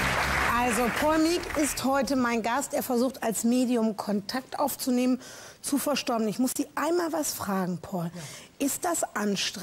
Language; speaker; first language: German; native; German